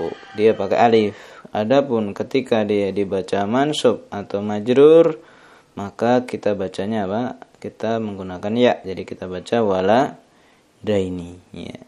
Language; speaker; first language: Indonesian; native; Indonesian